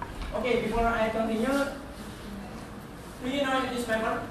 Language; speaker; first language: English; non-native, learner; Indonesian